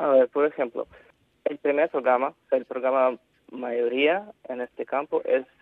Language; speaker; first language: Spanish; non-native, fluent; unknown